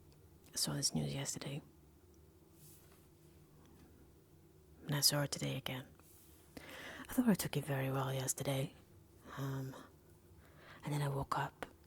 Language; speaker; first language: English; non-native, local second language; Welsh